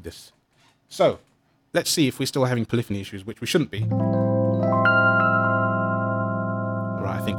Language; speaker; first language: English; native; English